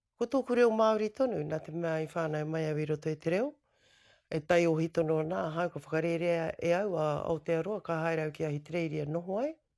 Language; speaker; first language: Māori; native; Māori